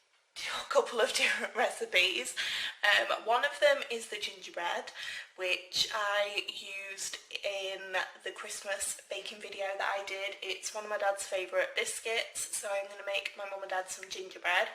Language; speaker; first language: English; native; English